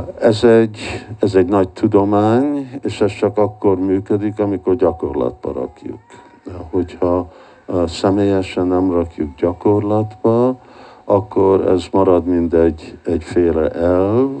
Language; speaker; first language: Hungarian; early bilingual, heritage; Hungarian